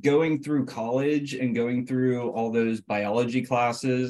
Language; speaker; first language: English; native; English